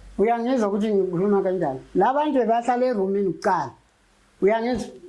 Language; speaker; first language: Zulu; native; Zulu